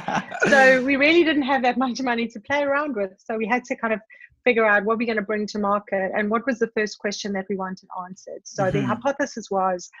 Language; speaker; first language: English; native; English